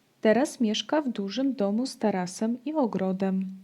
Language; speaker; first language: Polish; non-native, fluent; Ukrainian